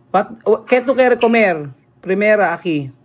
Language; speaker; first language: Spanish; non-native, learner; Filipino